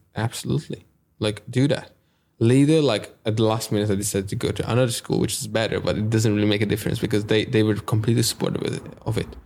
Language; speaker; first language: English; non-native, fluent; Hungarian